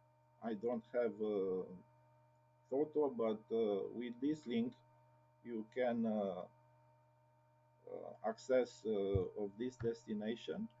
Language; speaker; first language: English; non-native, learner; Romanian